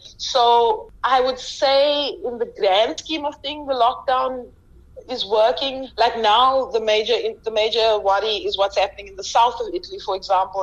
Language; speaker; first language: English; native; English